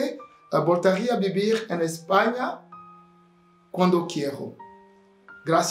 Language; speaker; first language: Portuguese; non-native, learner; French